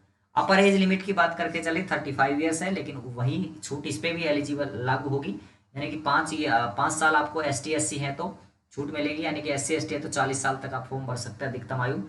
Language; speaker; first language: Hindi; native; Hindi